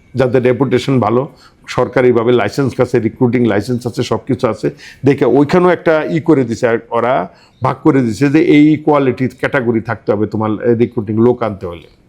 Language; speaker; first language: Bangla; native; Bangla